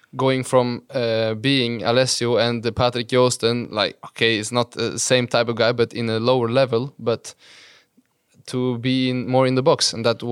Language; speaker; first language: English; non-native, fluent; Norwegian